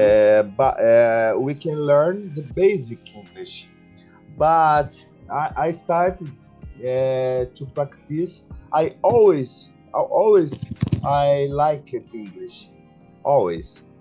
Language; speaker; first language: English; non-native, learner; Portuguese